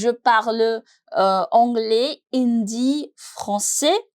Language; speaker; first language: French; non-native, fluent; Hindi